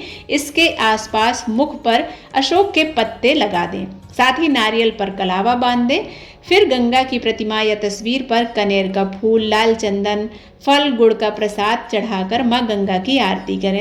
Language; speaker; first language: Hindi; native; Hindi